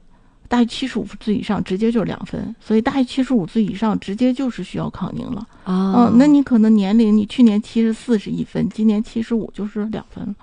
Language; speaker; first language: Chinese; native; Chinese